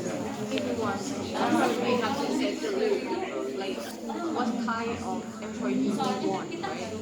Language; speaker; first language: English; non-native, learner; Indonesian